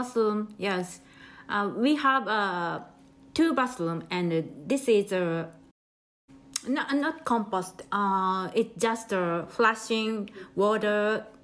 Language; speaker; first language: English; non-native, learner; Japanese